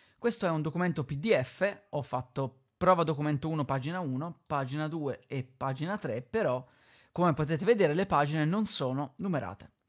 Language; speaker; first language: Italian; native; Italian